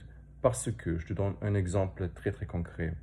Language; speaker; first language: French; non-native, fluent; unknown